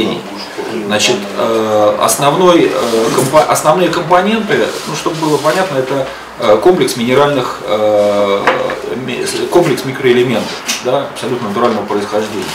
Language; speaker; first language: Russian; native; Russian